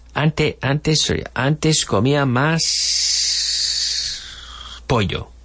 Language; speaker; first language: Spanish; non-native, fluent; English